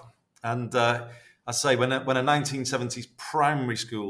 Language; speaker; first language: English; native; English